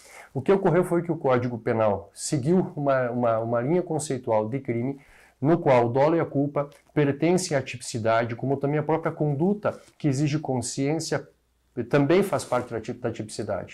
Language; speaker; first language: Portuguese; native; Portuguese